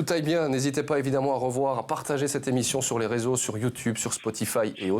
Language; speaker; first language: French; native; French